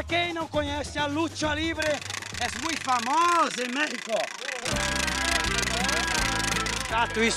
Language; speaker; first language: Portuguese; native; Portuguese